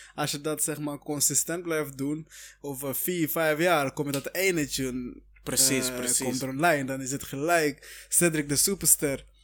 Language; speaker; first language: Dutch; early bilingual, other home language; Kinyarwanda